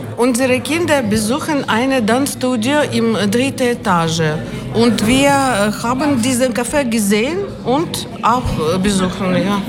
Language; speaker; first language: German; non-native, learner; Ukrainian